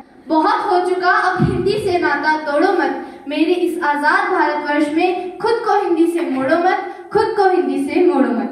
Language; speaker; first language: Hindi; native; Hindi